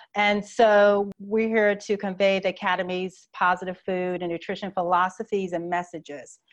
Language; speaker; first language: English; native; English